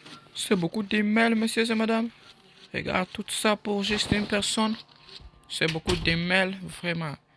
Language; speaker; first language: French; non-native, learner; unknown